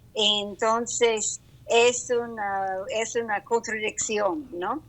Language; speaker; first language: Spanish; non-native, learner; English